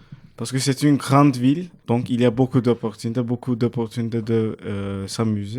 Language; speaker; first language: French; non-native, fluent; Turkish